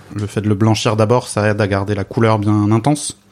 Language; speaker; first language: French; native; French